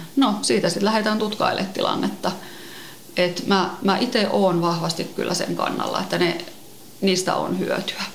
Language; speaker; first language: Finnish; native; Finnish